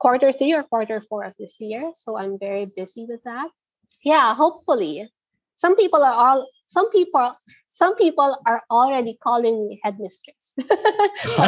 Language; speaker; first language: English; non-native, local second language; Filipino